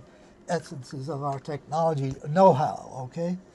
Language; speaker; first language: English; native; English